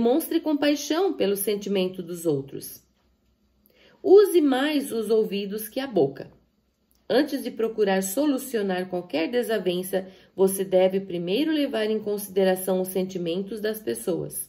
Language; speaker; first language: Portuguese; native; Portuguese